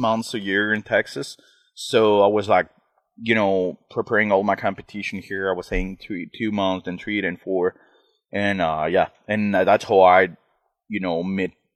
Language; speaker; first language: English; non-native, fluent; French